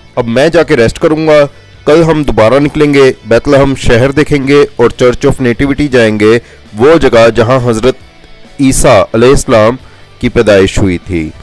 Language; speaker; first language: Urdu; non-native, local second language; Punjabi